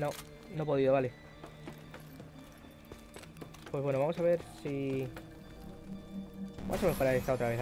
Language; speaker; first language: Spanish; native; Spanish